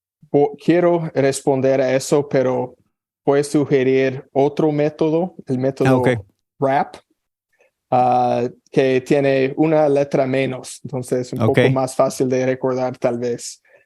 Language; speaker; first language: Spanish; non-native, fluent; English